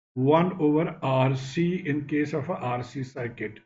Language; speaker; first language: English; non-native, local second language; Bangla